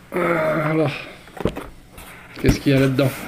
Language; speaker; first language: French; native; French